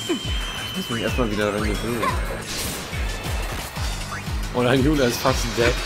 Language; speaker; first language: German; native; German